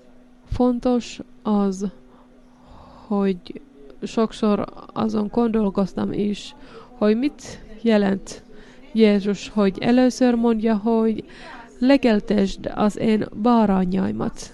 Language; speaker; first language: Hungarian; non-native, learner; Finnish